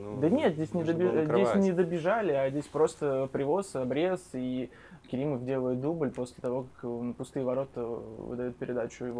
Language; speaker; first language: Russian; native; Russian